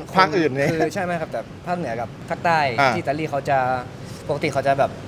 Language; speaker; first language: Thai; non-native, fluent; Italian